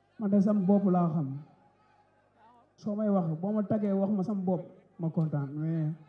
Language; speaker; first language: Wolof; non-native, local second language; Serer